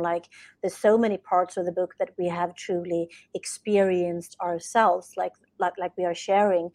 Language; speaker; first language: English; non-native, fluent; Swedish